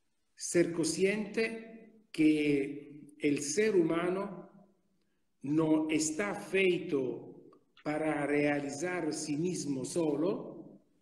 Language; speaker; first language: Spanish; non-native, fluent; Italian